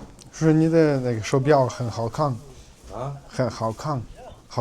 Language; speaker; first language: Chinese; non-native, fluent; Russian